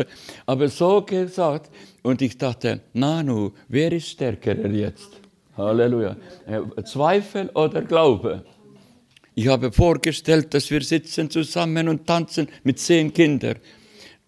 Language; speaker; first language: German; non-native, learner; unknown